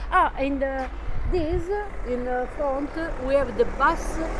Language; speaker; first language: English; non-native, learner; Italian